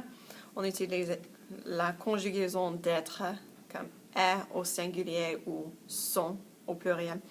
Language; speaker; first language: French; non-native, fluent; English